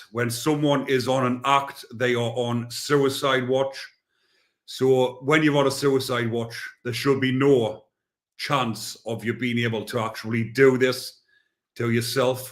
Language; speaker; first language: English; native; English